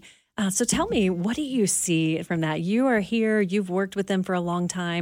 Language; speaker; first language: English; native; English